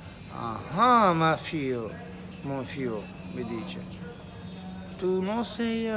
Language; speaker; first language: Italian; non-native, learner; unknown